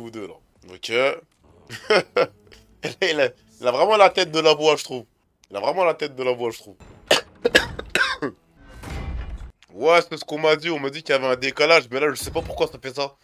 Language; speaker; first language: French; native; French